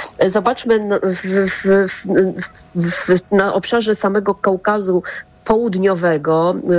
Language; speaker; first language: Polish; native; Polish